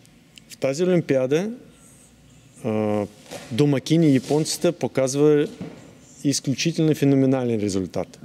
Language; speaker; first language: Bulgarian; non-native, learner; Russian